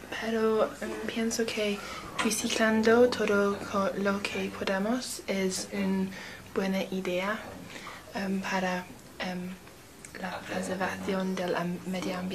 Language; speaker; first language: Spanish; non-native, learner; English